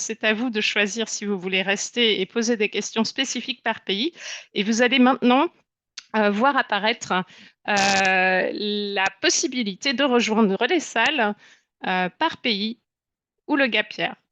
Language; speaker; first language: French; native; French